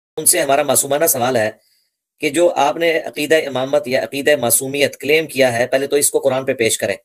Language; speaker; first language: Urdu; non-native, local second language; Punjabi